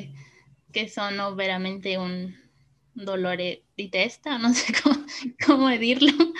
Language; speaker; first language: Italian; non-native, fluent; Spanish